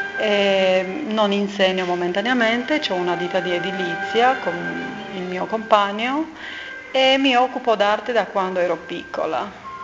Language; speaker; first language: Italian; non-native, fluent; Romanian